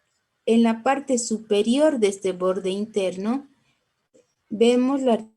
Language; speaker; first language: Spanish; native; Spanish